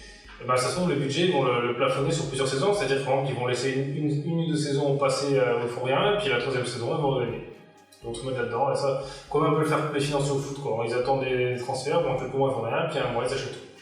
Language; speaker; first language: French; native; French